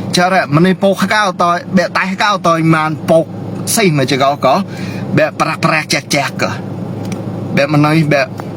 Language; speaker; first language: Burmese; non-native, local second language; Mon